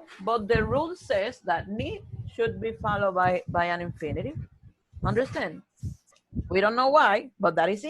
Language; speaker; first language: English; non-native, fluent; Spanish